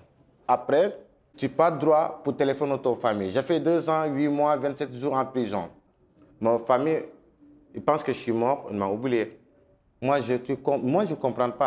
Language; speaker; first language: French; non-native, learner; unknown